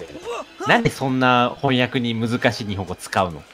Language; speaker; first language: Japanese; native; Japanese